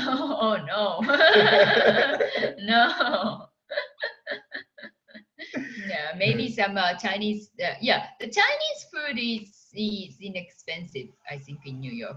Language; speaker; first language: English; non-native, fluent; Japanese